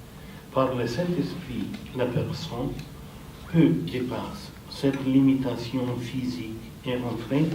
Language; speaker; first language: French; non-native, fluent; Romanian